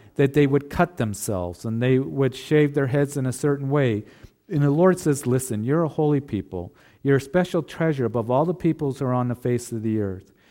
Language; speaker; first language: English; native; English